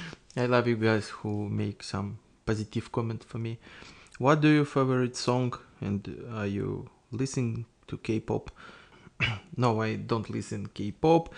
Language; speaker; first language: English; non-native, learner; Russian